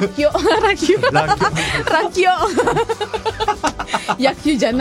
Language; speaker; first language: Japanese; non-native, learner; Indonesian